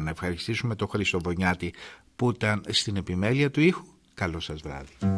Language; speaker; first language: Greek; native; Greek